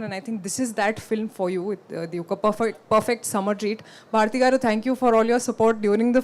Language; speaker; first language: Telugu; non-native, fluent; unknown